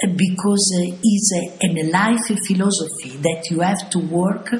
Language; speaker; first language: English; non-native, fluent; Italian